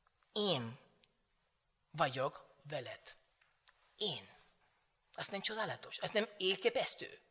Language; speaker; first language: Hungarian; non-native, learner; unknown